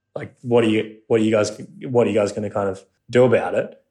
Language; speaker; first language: English; non-native, local second language; Japanese